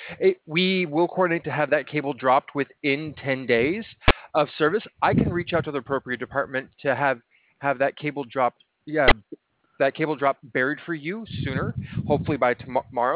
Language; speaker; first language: English; native; English